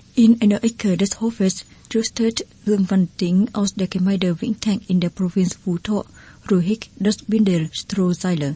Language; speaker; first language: German; non-native, fluent; Vietnamese